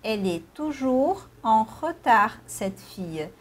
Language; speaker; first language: French; non-native, fluent; Portuguese